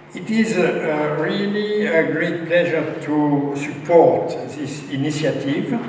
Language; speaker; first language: English; non-native, fluent; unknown